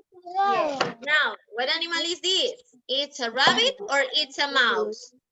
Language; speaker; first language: English; non-native, fluent; Spanish